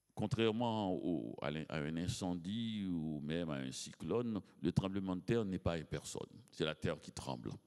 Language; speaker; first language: French; native; French